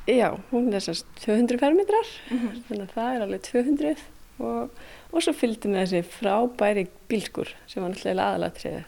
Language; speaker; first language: Icelandic; native; Icelandic